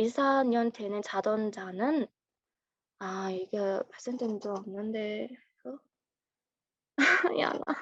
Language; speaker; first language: Korean; non-native, learner; Mongolian